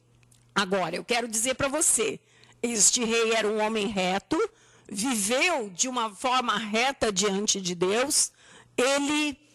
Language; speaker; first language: Portuguese; native; Portuguese